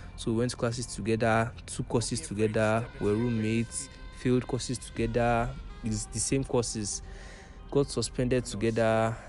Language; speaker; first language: English; non-native, local second language; Yoruba